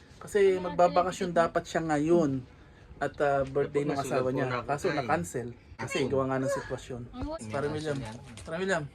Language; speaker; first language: Filipino; native; Filipino